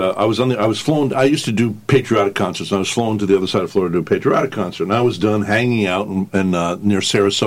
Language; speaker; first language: English; native; English